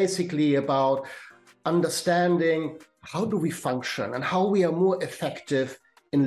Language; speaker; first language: English; non-native, fluent; German